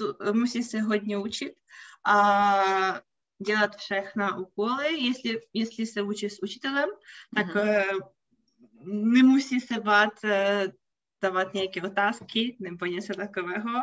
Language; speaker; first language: Czech; non-native, fluent; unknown